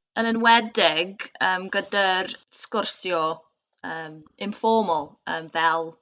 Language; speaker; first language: Welsh; non-native, learner; English